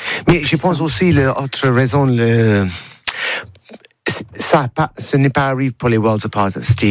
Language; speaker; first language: French; non-native, learner; English